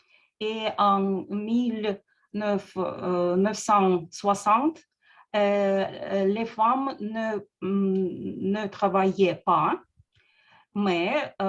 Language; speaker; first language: French; non-native, learner; Russian